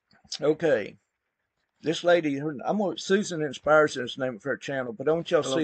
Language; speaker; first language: English; native; English